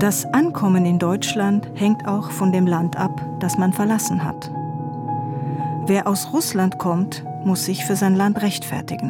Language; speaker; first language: German; native; German